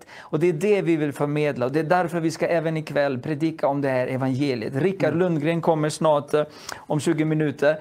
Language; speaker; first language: Swedish; non-native, fluent; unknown